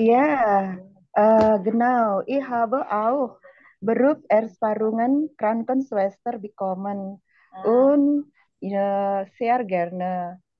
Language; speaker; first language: German; non-native, learner; Indonesian